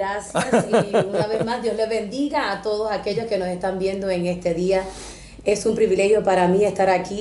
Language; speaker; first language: Spanish; native; Spanish